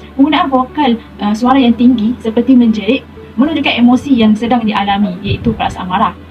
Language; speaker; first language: Malay; native; Malay